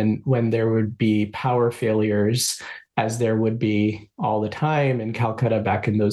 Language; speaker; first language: English; non-native, local second language; Bangla